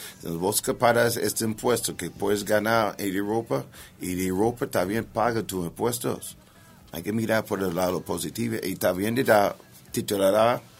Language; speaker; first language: Spanish; non-native, learner; English